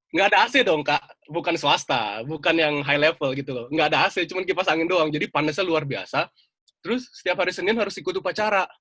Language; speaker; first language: Indonesian; native; Indonesian